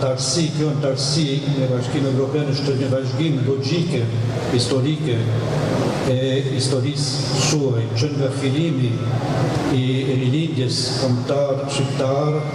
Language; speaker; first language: Albanian; non-native, fluent; French